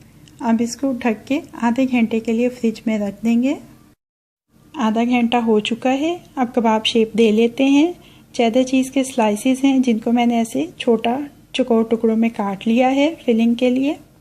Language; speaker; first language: Urdu; native; Urdu